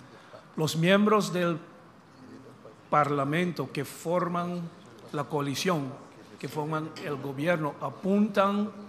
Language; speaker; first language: Spanish; non-native, fluent; English